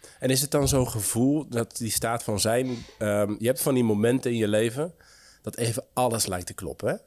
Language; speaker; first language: Dutch; native; Dutch